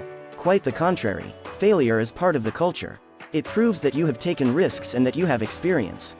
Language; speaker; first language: English; non-native, learner; French